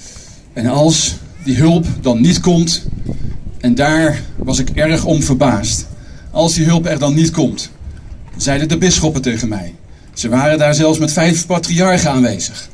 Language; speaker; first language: Dutch; native; Dutch